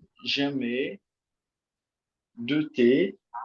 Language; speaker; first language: French; non-native, learner; Portuguese